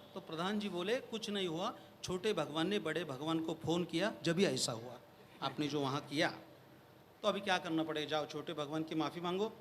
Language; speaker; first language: Hindi; non-native, local second language; Marathi